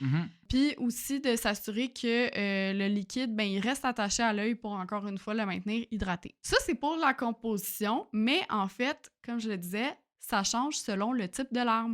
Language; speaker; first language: French; native; French